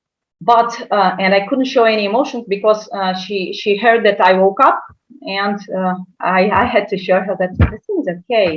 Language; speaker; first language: English; non-native, fluent; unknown